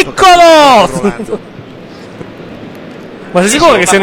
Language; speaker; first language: Italian; native; Italian